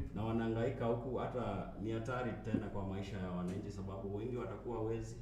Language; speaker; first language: Swahili; native; Swahili